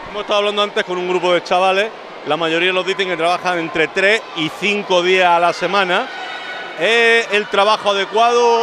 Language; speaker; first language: Spanish; native; Spanish